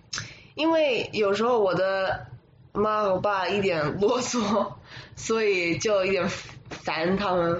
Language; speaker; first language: Chinese; early bilingual, other home language; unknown